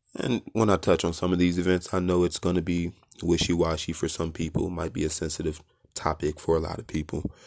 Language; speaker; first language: English; native; English